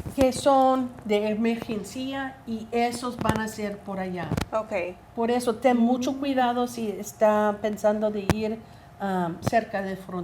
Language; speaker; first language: Spanish; non-native, learner; English